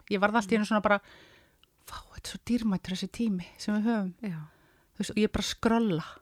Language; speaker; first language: Icelandic; native; Icelandic